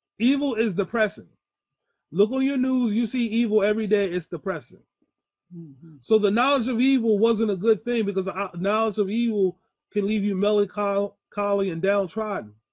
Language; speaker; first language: English; native; English